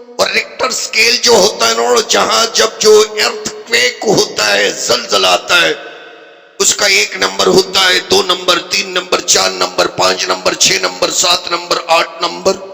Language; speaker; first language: Urdu; native; Urdu